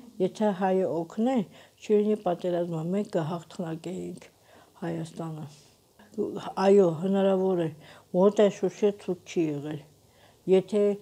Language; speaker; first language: Armenian; native; Armenian